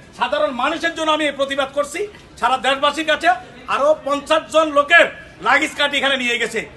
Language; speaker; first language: Bangla; native; Bangla